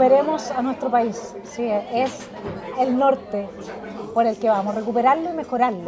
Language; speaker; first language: Spanish; native; Spanish